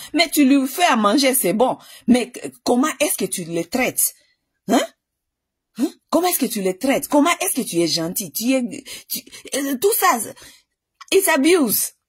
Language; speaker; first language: French; non-native, local second language; Lingala